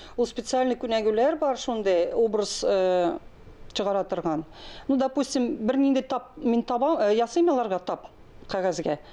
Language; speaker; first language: Tatar; non-native, local second language; Russian